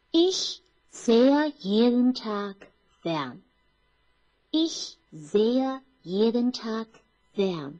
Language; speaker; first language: German; non-native, fluent; Chinese